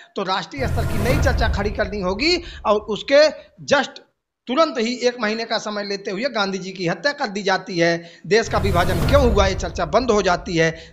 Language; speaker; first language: Hindi; native; Hindi